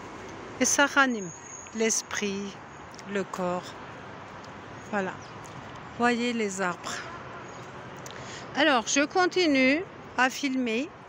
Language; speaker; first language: French; non-native, fluent; Turkish